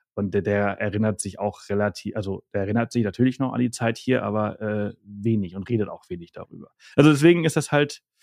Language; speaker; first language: German; early bilingual, heritage; German